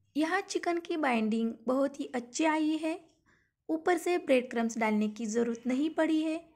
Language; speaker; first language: Hindi; non-native, local second language; Marathi